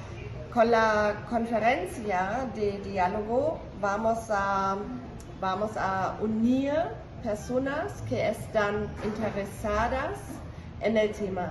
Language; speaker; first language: Spanish; non-native, fluent; German